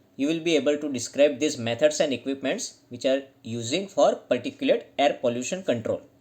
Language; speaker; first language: English; non-native, local second language; Gujarati